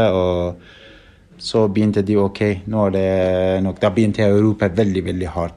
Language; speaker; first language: Norwegian; non-native, fluent; Persian